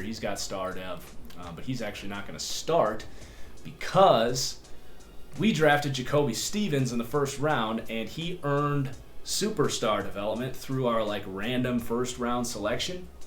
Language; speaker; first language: English; native; English